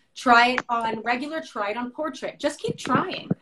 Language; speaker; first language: English; native; English